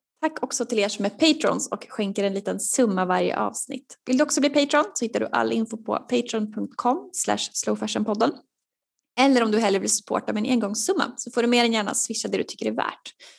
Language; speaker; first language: Swedish; native; Swedish